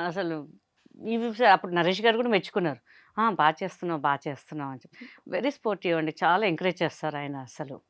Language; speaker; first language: Telugu; non-native, local second language; Hindi